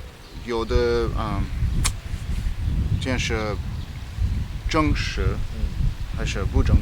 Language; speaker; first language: Chinese; non-native, learner; English